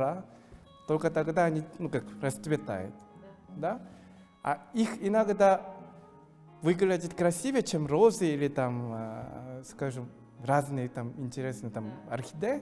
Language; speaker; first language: Russian; non-native, fluent; Korean